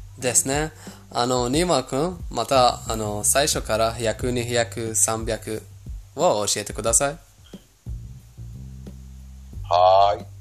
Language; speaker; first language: Japanese; non-native, fluent; Persian